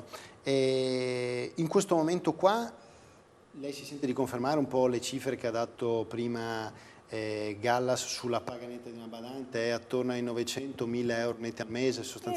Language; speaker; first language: Italian; native; Italian